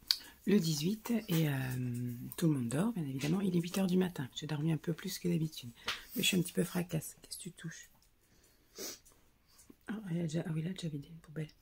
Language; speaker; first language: French; native; French